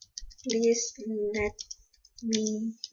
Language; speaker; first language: English; non-native, fluent; Indonesian